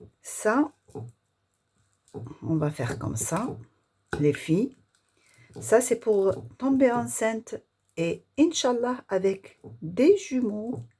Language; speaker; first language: French; non-native, local second language; Arabic